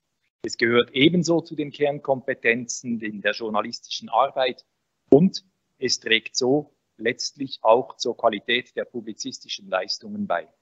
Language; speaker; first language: German; native; German